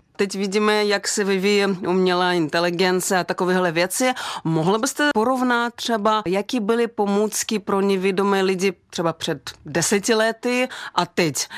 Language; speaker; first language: Czech; non-native, fluent; Russian